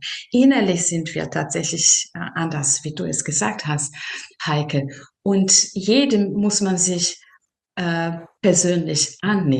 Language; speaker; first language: German; non-native, fluent; Serbian